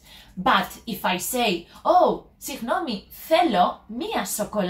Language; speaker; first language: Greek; non-native, learner; English